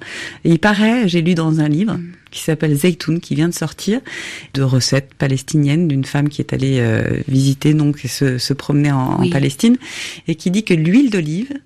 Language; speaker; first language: French; native; French